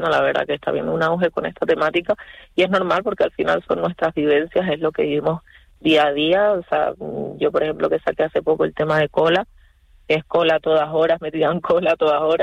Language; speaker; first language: Spanish; native; Spanish